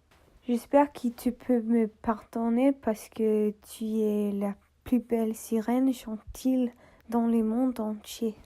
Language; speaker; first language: French; non-native, learner; English